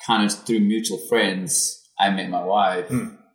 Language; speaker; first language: English; non-native, local second language; Afrikaans